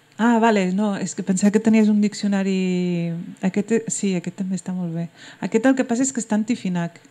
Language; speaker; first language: Catalan; early bilingual, other home language; Berber languages